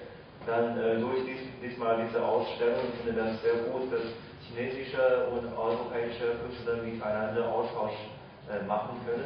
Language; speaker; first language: German; non-native, fluent; Chinese